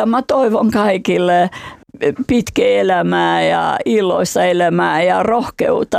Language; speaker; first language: Finnish; non-native, fluent; Albanian